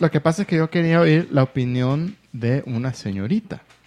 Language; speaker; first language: Spanish; native; Spanish